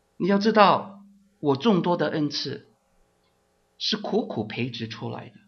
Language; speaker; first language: Chinese; non-native, local second language; Cantonese